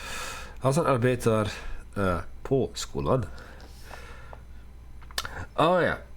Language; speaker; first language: Swedish; non-native, learner; Dutch